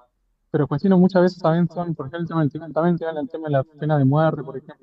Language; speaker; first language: Spanish; native; Spanish